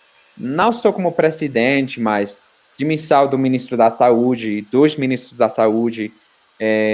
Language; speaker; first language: Portuguese; non-native, fluent; Spanish